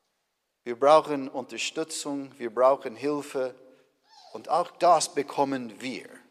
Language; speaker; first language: German; non-native, fluent; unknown